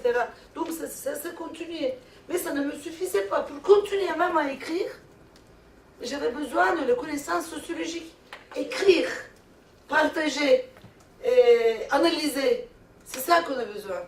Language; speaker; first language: French; non-native, fluent; Turkish